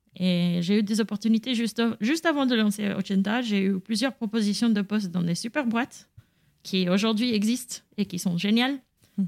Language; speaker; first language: French; non-native, fluent; Spanish